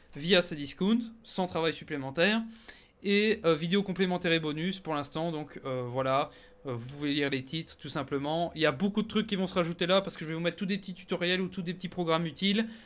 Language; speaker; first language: French; native; French